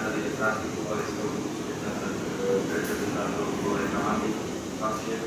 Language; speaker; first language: Russian; non-native, learner; Georgian